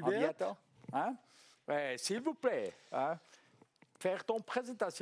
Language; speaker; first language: French; non-native, local second language; German